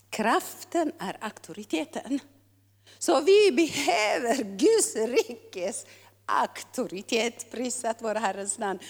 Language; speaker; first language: Swedish; non-native, fluent; Tigrinya